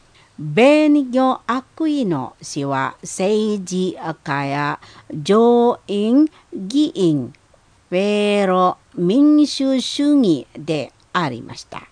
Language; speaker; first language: Japanese; non-native, learner; Indonesian